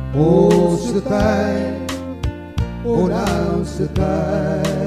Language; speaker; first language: Portuguese; native; Portuguese